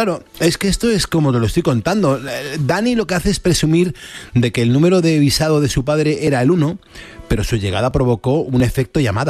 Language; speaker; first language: Spanish; native; Spanish